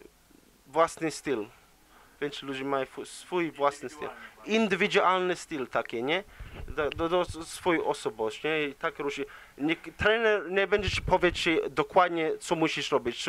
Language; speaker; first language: Polish; early bilingual, heritage; English